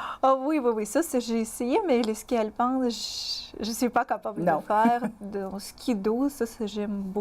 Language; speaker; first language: French; non-native, fluent; Russian